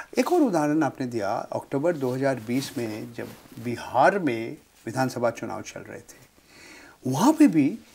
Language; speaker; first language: Hindi; non-native, local second language; Bangla